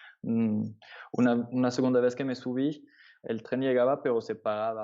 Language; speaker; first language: Spanish; non-native, fluent; French